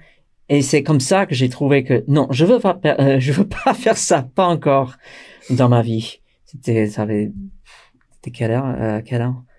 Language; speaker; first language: French; non-native, fluent; English